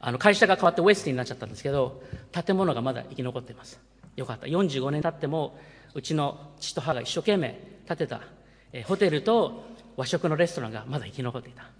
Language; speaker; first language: Japanese; early bilingual, heritage; Japanese